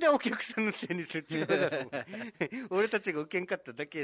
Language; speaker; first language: Japanese; native; Japanese